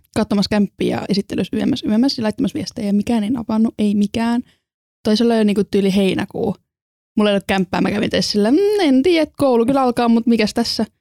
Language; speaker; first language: Finnish; early bilingual, other home language; Estonian